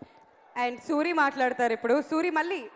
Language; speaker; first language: Telugu; native; Telugu